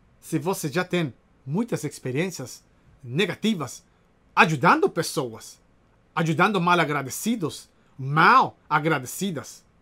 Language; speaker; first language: Portuguese; non-native, learner; Spanish